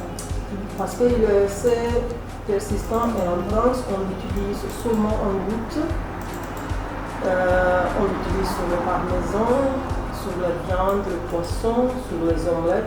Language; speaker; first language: French; non-native, fluent; Italian